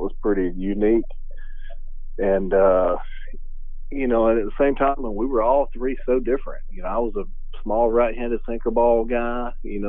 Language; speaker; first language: English; native; English